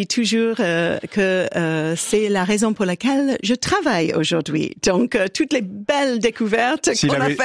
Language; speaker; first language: French; non-native, fluent; English